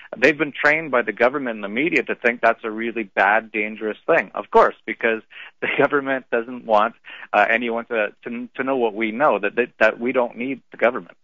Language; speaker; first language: English; native; English